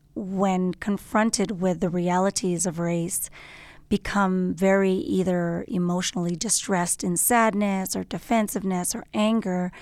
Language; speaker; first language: English; native; English